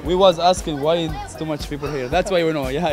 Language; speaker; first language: English; non-native, learner; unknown